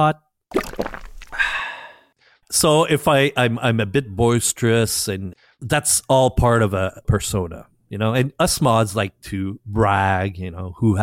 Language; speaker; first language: English; non-native, fluent; French